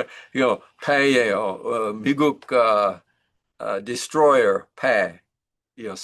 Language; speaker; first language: Korean; non-native, learner; English